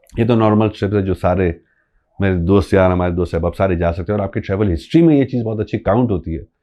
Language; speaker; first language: Urdu; non-native, local second language; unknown